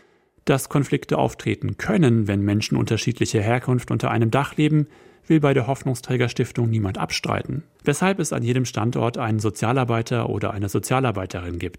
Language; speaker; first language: German; native; German